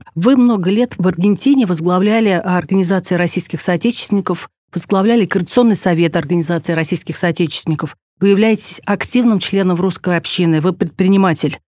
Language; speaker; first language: Russian; native; Russian